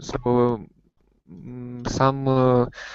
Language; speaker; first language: English; non-native, learner; Russian